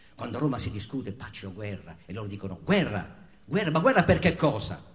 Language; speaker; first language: Italian; native; Italian